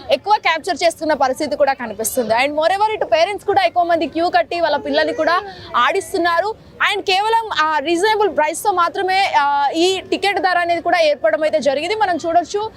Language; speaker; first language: Telugu; native; Telugu